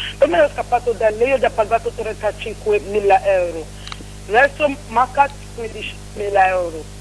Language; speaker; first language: Italian; non-native, learner; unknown